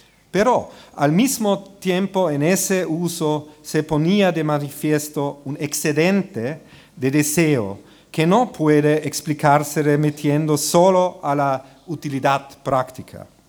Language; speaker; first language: Spanish; non-native, learner; German